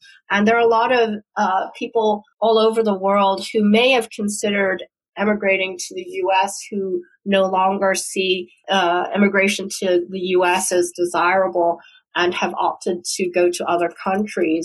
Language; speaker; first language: English; non-native, local second language; Cantonese